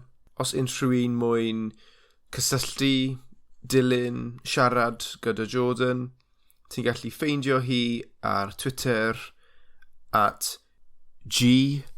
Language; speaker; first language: Welsh; non-native, fluent; English